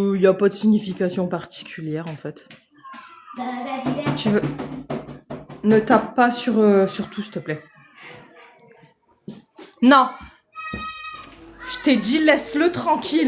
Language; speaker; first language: French; native; French